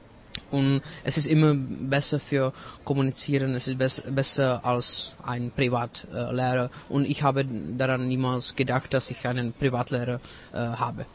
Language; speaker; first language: German; non-native, fluent; Czech